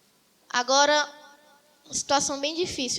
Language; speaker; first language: Portuguese; native; Portuguese